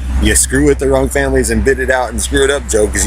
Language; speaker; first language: English; native; English